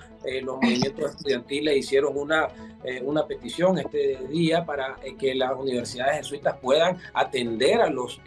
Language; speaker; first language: Spanish; native; Spanish